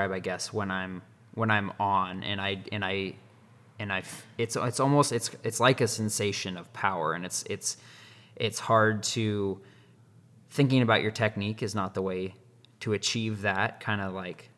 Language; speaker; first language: English; native; English